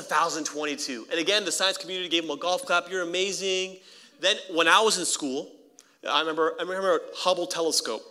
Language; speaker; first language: English; native; English